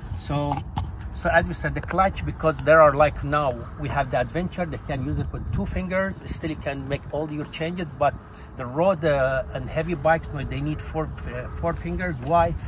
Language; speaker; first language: English; non-native, fluent; Arabic